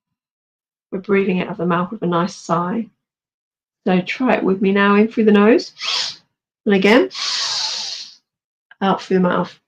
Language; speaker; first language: English; native; English